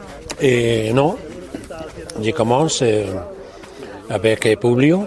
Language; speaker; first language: French; non-native, learner; Spanish